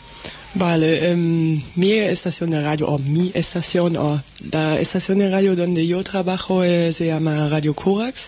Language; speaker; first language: Spanish; non-native, learner; German